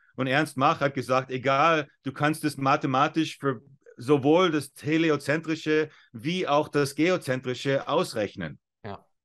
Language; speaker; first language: German; non-native, fluent; English